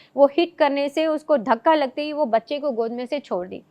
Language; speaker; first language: Hindi; non-native, local second language; Telugu